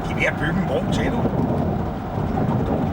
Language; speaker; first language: Danish; native; Danish